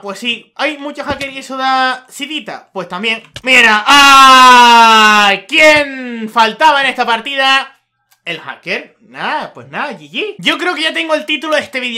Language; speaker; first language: Spanish; native; Spanish